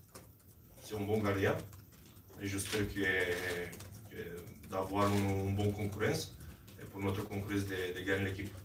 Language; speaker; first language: French; non-native, learner; Romanian